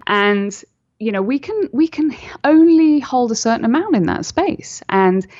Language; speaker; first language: English; native; English